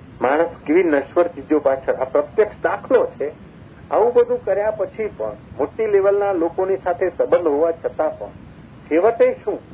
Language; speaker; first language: Gujarati; non-native, local second language; Sindhi